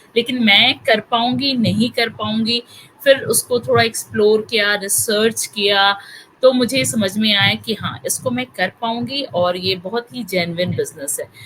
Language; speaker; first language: Hindi; native; Hindi